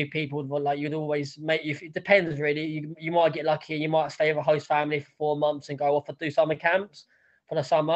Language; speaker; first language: English; native; English